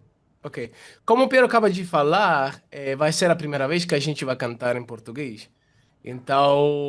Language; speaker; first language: Portuguese; non-native, fluent; Italian